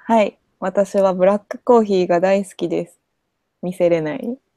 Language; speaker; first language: Japanese; non-native, fluent; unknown